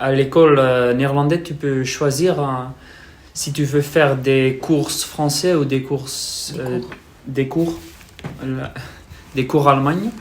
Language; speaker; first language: French; non-native, learner; Dutch